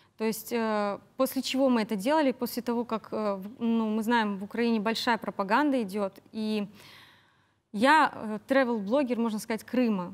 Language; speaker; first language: Russian; native; Russian